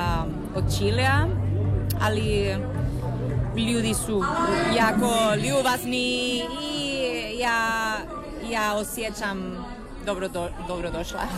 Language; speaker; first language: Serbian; non-native, learner; Spanish